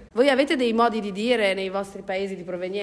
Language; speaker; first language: Italian; native; Italian